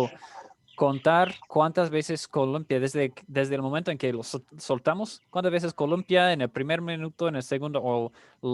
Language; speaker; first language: Spanish; non-native, fluent; English